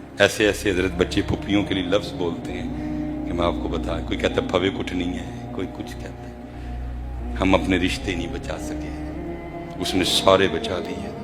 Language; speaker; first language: Urdu; non-native, local second language; Punjabi